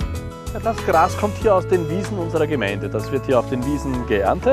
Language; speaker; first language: German; native; German